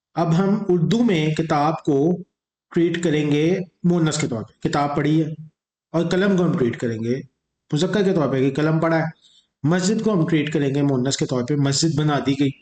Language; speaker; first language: Urdu; native; Urdu